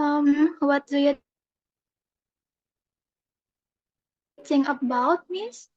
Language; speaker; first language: English; non-native, learner; Indonesian